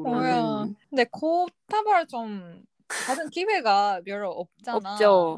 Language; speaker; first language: Korean; non-native, fluent; Japanese